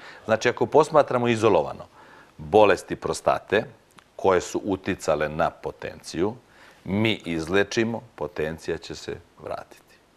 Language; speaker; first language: Croatian; native; Croatian